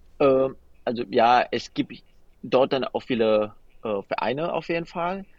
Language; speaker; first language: German; non-native, fluent; Indonesian